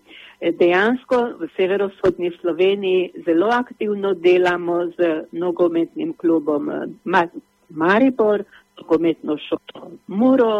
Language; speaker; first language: Slovenian; native; Slovenian